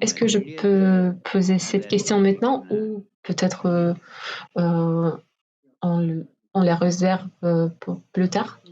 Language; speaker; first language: French; non-native, fluent; Russian